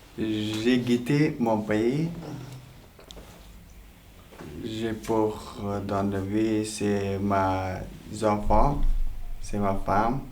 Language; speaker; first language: French; non-native, learner; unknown